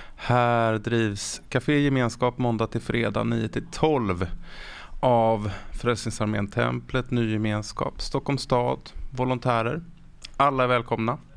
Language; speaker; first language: Swedish; native; Swedish